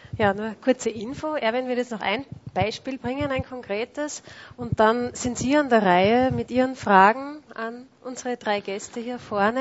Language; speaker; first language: German; native; German